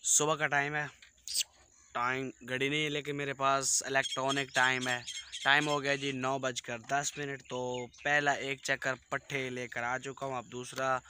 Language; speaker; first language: Urdu; non-native, local second language; Punjabi